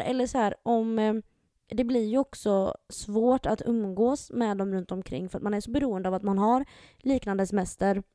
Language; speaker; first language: Swedish; native; Swedish